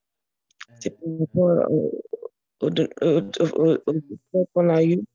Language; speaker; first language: French; non-native, learner; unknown